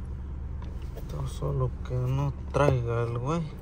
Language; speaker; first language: Spanish; native; Spanish